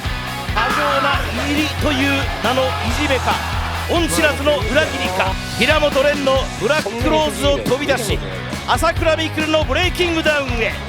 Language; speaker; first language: Japanese; native; Japanese